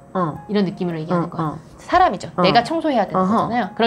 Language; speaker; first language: Korean; native; Korean